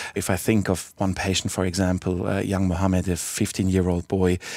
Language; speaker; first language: English; non-native, fluent; Swiss German